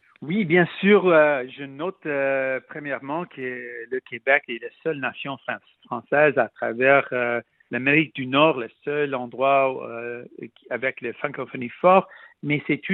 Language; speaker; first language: French; non-native, local second language; Punjabi